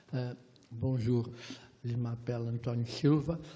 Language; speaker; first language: French; non-native, fluent; Portuguese